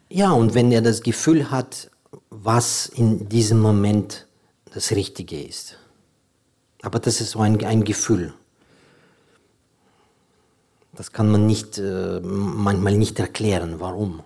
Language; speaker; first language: German; non-native, fluent; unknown